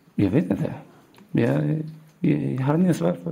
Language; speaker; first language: Swedish; non-native, learner; Arabic